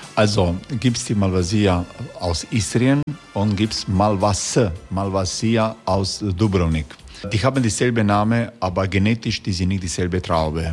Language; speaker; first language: German; non-native, learner; Croatian